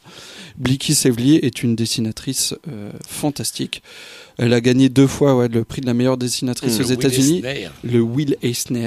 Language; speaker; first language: French; native; French